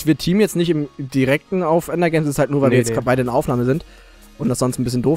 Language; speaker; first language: German; native; German